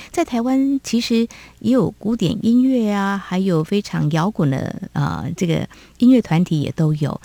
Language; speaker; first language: Chinese; native; Chinese